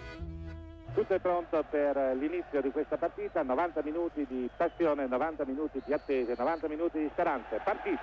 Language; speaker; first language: Italian; native; Italian